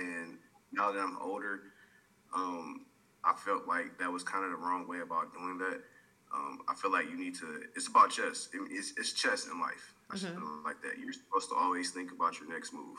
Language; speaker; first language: English; native; English